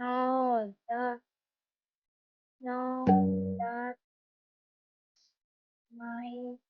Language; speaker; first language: English; non-native, learner; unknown